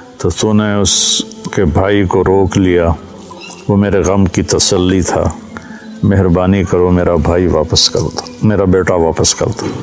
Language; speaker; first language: Urdu; non-native, local second language; Punjabi